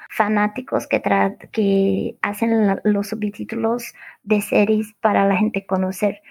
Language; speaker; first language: Spanish; non-native, fluent; Portuguese